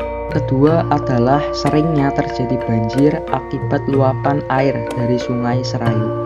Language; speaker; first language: Indonesian; native; Indonesian